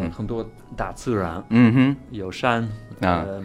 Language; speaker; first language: Chinese; non-native, fluent; English